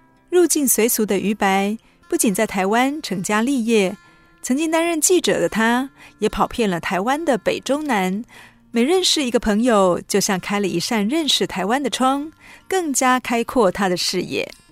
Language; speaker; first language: Chinese; native; Chinese